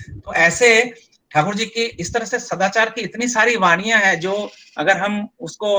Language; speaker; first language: Hindi; non-native, local second language; Bangla